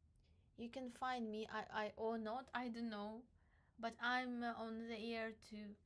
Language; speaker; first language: English; non-native, learner; Crimean Tatar